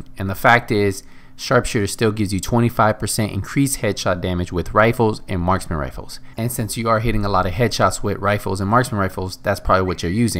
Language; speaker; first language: English; native; English